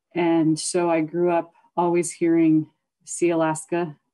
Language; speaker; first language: English; native; English